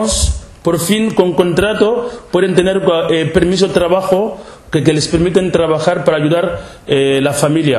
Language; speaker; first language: Spanish; non-native, local second language; Wolof